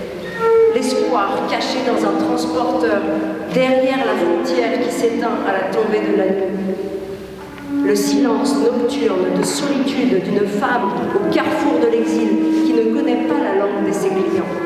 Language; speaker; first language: French; native; French